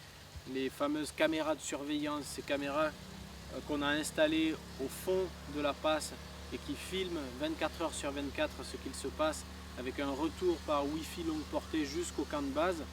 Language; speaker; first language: French; native; French